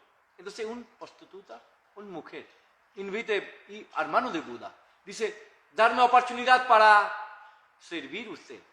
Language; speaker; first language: Spanish; non-native, learner; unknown